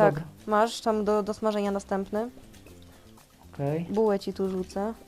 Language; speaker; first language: Polish; native; Polish